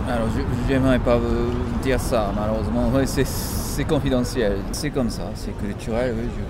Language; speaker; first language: French; non-native, fluent; Japanese